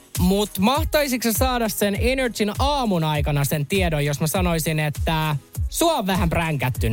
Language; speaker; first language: Finnish; native; Finnish